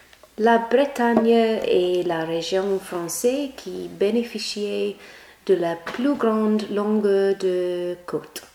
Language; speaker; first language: French; non-native, learner; English